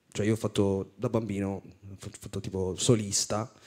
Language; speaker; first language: Italian; early bilingual, other home language; Amharic